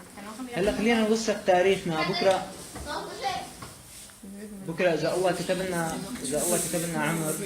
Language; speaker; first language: Arabic; native; Arabic